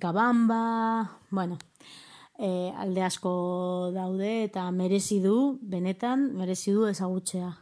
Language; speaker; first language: Basque; non-native, local second language; Spanish